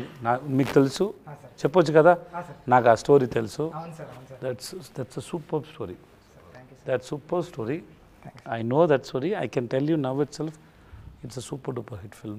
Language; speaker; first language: Telugu; non-native, learner; Tamil